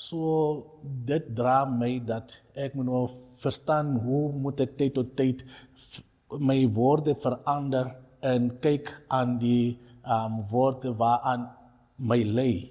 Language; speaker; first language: Afrikaans; non-native, local second language; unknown